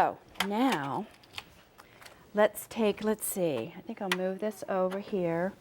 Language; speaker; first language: English; native; English